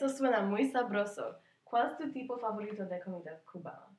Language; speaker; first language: Spanish; non-native, learner; English